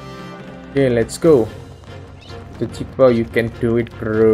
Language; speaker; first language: English; non-native, learner; Indonesian